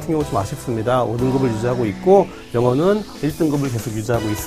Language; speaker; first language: Korean; native; Korean